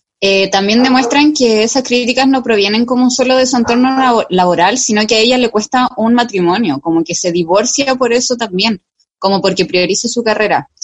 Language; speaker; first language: Spanish; native; Spanish